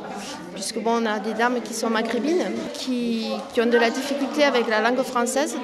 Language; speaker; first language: French; native; French